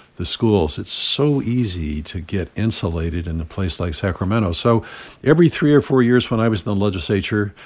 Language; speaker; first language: English; native; English